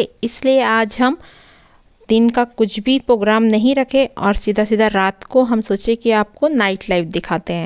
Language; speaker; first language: Hindi; native; Hindi